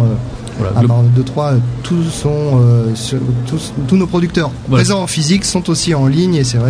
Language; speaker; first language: French; native; French